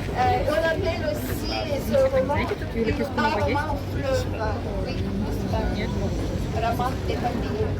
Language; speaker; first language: French; non-native, fluent; Russian